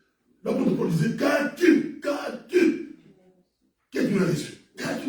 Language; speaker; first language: French; non-native, local second language; Lingala